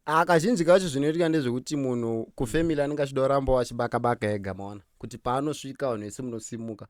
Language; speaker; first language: Shona; native; Shona